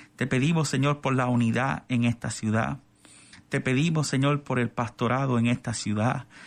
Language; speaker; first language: Spanish; native; Spanish